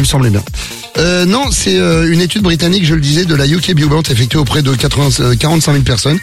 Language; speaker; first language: French; native; French